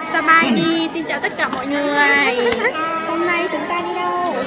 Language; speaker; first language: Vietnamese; non-native, learner; Lao